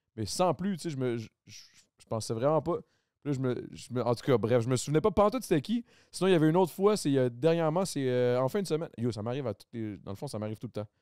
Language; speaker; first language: French; native; French